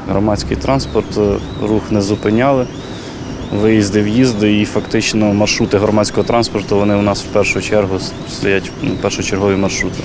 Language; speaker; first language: Ukrainian; native; Ukrainian